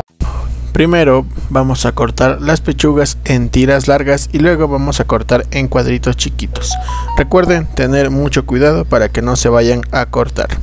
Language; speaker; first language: Spanish; native; Spanish